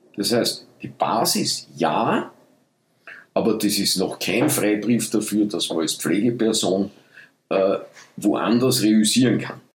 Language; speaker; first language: German; early bilingual, other home language; Dutch